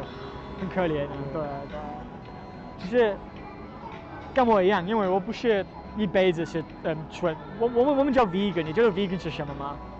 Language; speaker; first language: Chinese; non-native, learner; English